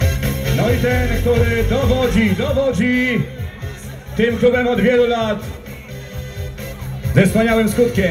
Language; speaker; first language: Polish; native; Polish